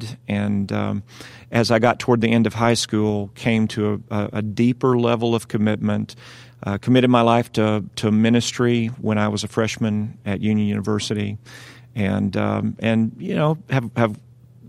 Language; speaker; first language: English; native; English